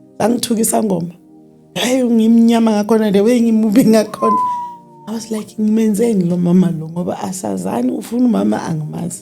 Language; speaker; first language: Zulu; native; Zulu